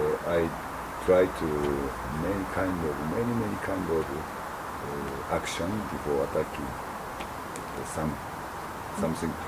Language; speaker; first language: English; non-native, learner; Japanese